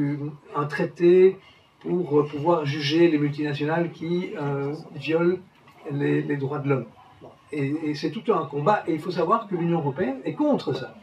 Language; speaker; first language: French; native; French